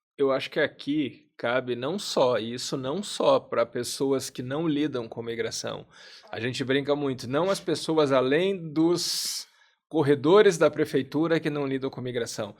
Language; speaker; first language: Portuguese; native; Portuguese